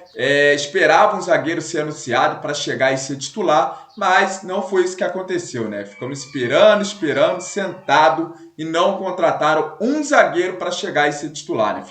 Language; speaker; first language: Portuguese; native; Portuguese